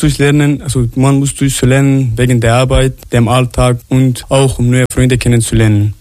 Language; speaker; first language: German; non-native, learner; Arabic